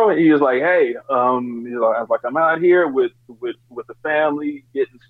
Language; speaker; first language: English; native; English